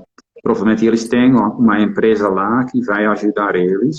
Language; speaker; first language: Portuguese; non-native, fluent; Dutch